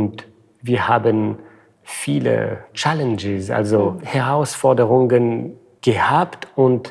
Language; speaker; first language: German; non-native, fluent; French